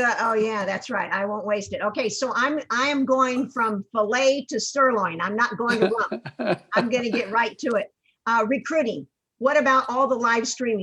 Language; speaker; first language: English; native; English